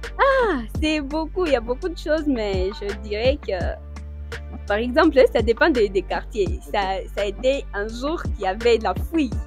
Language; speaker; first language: French; non-native, local second language; Swahili